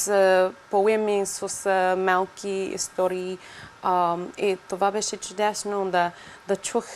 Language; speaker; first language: Bulgarian; non-native, learner; English